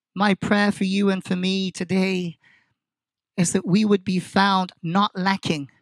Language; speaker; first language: English; non-native, fluent; Korean